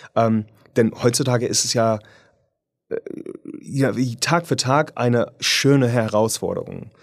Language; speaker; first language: German; non-native, fluent; English